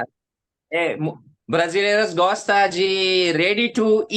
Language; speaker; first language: Portuguese; non-native, learner; Hindi